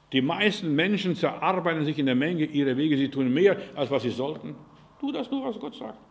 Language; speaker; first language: German; non-native, fluent; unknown